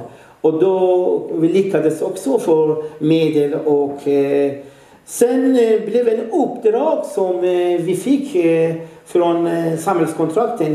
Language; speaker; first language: Swedish; non-native, fluent; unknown